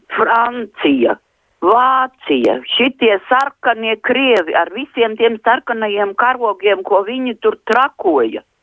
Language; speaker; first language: Latvian; native; Latvian